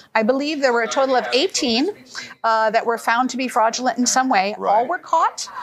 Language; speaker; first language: English; native; English